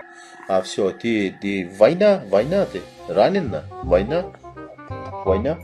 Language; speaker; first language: Russian; non-native, learner; Azerbaijani